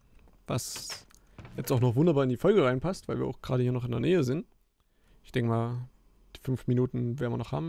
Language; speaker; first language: German; native; German